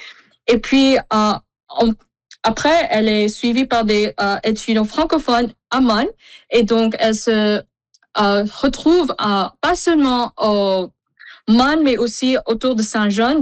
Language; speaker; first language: French; non-native, fluent; Filipino